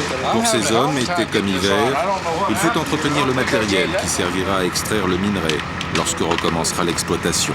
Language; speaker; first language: French; native; French